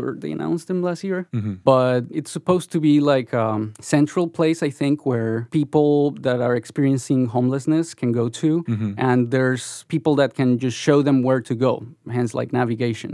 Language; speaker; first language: English; non-native, fluent; Spanish